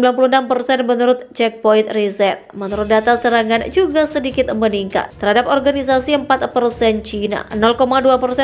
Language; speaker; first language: Indonesian; native; Indonesian